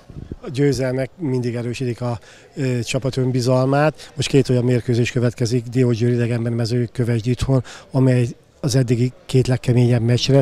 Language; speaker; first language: Hungarian; native; Hungarian